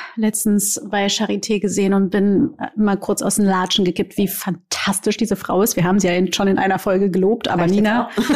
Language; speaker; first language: German; native; German